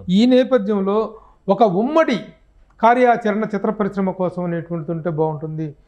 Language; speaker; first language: Telugu; native; Telugu